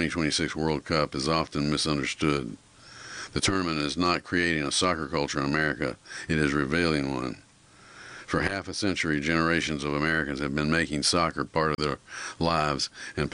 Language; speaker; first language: English; native; English